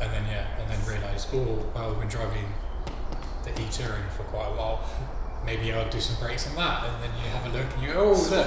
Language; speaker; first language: English; native; English